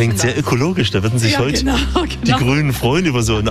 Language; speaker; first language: German; native; German